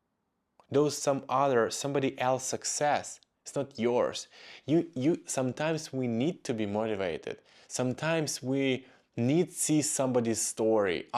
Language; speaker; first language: English; non-native, fluent; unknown